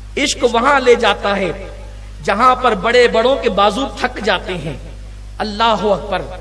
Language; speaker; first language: Urdu; native; Urdu